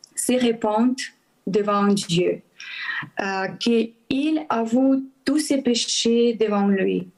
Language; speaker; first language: French; non-native, fluent; Ukrainian